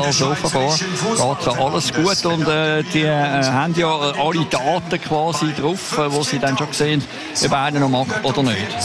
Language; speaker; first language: German; native; German